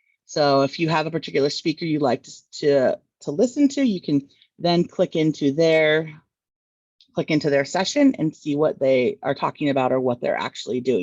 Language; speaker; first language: English; native; English